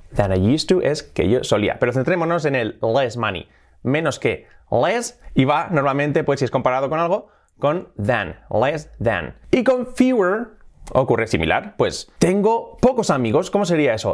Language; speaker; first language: Spanish; native; Spanish